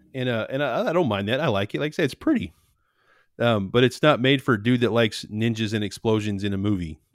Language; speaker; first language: English; native; English